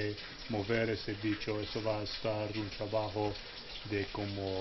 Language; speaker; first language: Spanish; non-native, fluent; English